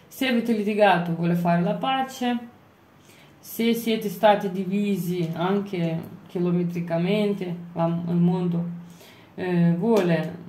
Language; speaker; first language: Italian; non-native, fluent; Lithuanian